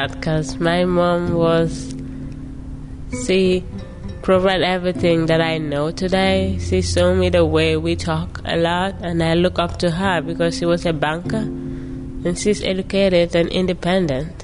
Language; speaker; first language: English; non-native, local second language; Mandingo